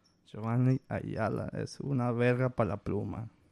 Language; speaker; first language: Spanish; early bilingual, heritage; Spanish